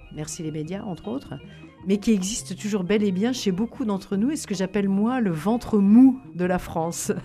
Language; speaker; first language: French; native; French